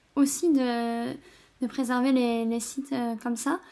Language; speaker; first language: French; native; French